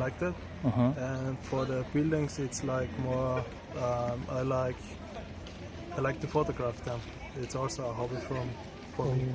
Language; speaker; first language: English; non-native, fluent; German